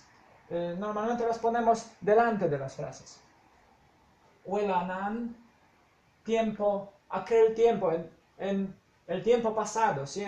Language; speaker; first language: Spanish; non-native, fluent; Polish